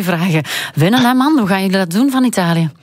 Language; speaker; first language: Dutch; native; Dutch